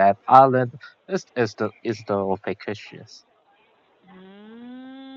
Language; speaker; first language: English; non-native, learner; Korean